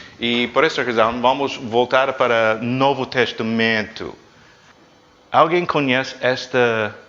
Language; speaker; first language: Portuguese; non-native, fluent; English